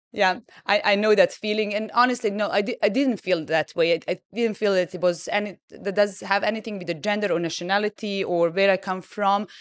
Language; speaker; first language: English; non-native, fluent; Serbian